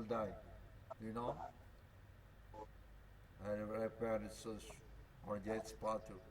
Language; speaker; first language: English; non-native, learner; Sasak